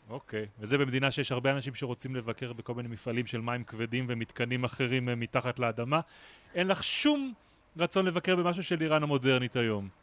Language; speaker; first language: Hebrew; native; Hebrew